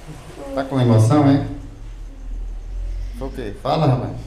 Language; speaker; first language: Portuguese; native; Portuguese